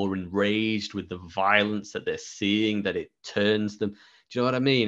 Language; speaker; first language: English; native; English